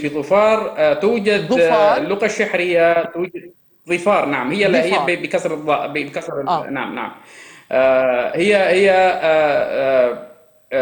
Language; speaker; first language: Arabic; non-native, local second language; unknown